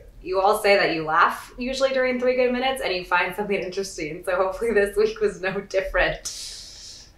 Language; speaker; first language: English; native; English